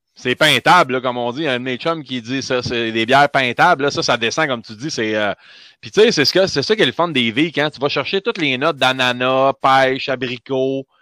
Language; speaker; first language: French; native; French